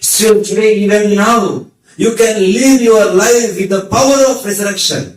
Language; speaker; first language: English; non-native, local second language; Telugu